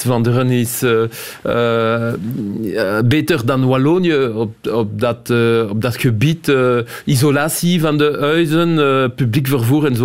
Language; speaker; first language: Dutch; non-native, local second language; French